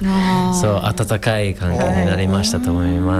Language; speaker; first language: Japanese; non-native, fluent; English